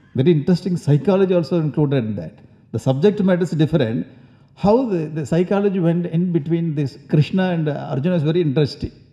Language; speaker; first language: English; non-native, local second language; Tamil